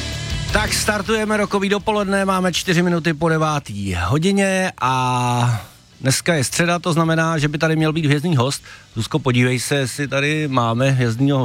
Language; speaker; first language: Czech; native; Czech